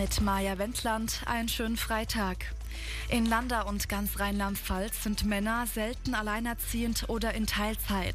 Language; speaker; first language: German; native; German